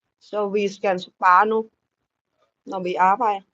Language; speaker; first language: Danish; non-native, learner; Thai